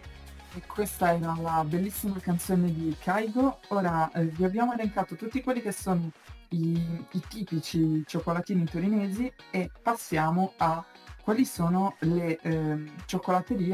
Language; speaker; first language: Italian; native; Italian